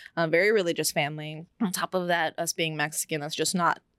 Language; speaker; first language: English; early bilingual, other home language; Spanish